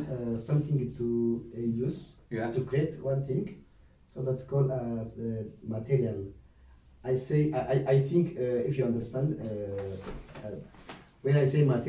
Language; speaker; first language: English; non-native, learner; Oromo